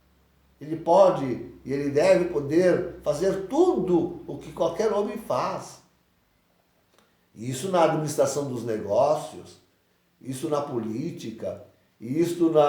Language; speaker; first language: Portuguese; native; Portuguese